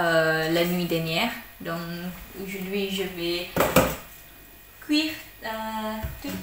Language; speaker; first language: French; non-native, learner; Malay